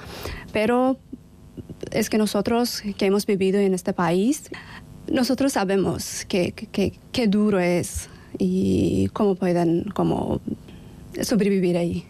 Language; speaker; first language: Spanish; non-native, learner; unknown